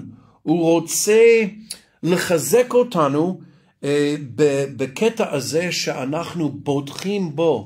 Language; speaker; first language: Hebrew; non-native, fluent; English